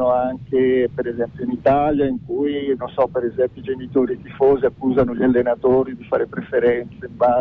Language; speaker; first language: Italian; early bilingual, other home language; Chinese